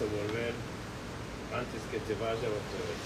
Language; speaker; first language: Spanish; non-native, fluent; English